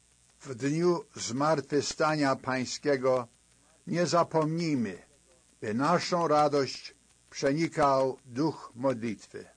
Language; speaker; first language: Polish; native; Polish